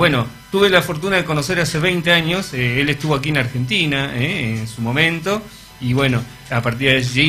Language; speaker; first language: Spanish; native; Spanish